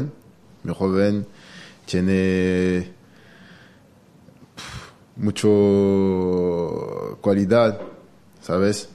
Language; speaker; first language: Spanish; non-native, learner; French